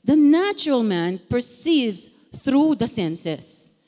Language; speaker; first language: English; non-native, local second language; Filipino